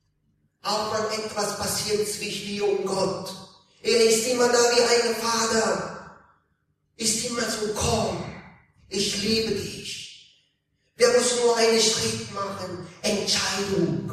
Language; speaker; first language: German; non-native, learner; Italian